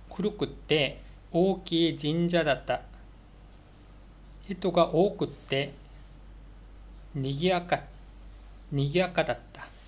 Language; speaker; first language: Japanese; non-native, learner; Korean